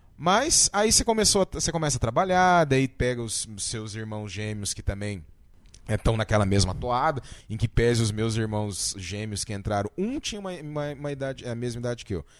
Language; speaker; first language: Portuguese; native; Portuguese